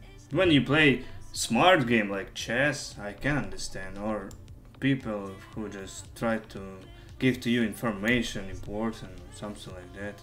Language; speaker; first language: English; non-native, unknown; Ukrainian